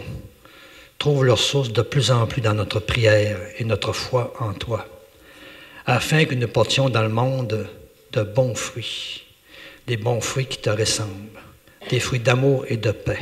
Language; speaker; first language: French; native; French